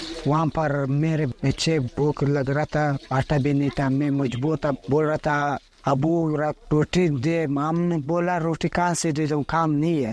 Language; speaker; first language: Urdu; early bilingual, heritage; Pashto